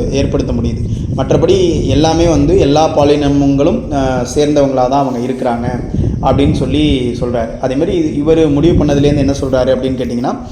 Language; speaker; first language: Tamil; native; Tamil